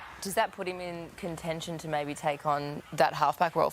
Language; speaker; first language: English; native; English